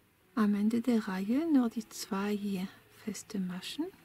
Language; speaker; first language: German; non-native, fluent; French